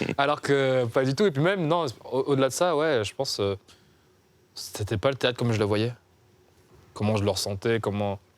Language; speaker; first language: French; native; French